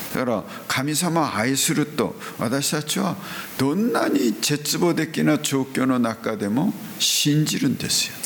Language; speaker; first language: Japanese; non-native, fluent; Korean